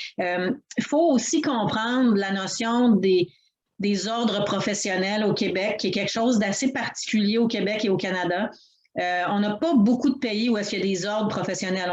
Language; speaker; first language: French; native; French